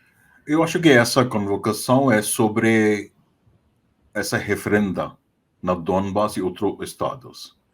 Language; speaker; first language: Portuguese; non-native, fluent; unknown